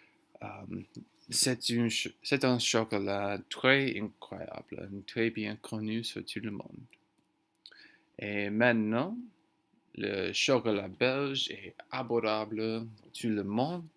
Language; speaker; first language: French; non-native, learner; English